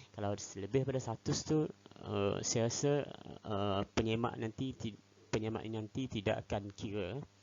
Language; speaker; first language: Malay; native; Malay